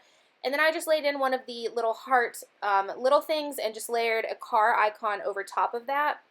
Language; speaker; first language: English; native; English